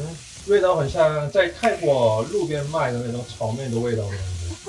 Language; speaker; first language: Chinese; non-native, fluent; Korean